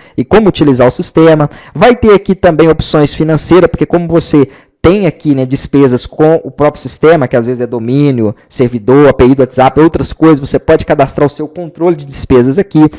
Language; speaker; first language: Portuguese; native; Portuguese